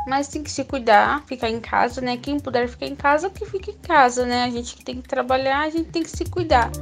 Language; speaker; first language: Portuguese; native; Portuguese